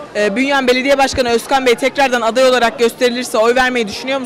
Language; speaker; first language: Turkish; native; Turkish